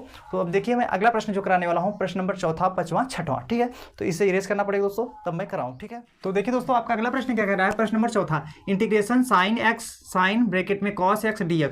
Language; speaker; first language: Hindi; native; Hindi